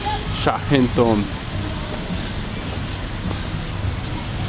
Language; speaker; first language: French; non-native, learner; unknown